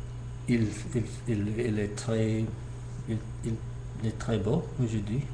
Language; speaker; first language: French; non-native, learner; English